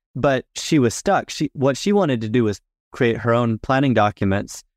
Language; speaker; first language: English; native; English